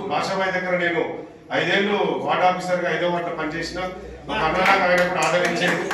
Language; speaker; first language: Telugu; non-native, local second language; Urdu